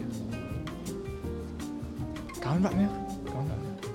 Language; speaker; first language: Japanese; non-native, fluent; Vietnamese